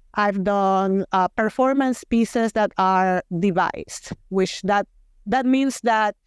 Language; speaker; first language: English; non-native, fluent; Spanish